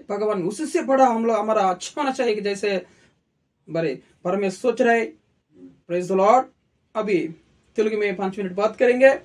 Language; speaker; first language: Hindi; non-native, local second language; Telugu